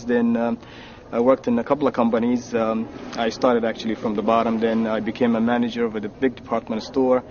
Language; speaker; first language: English; non-native, fluent; Arabic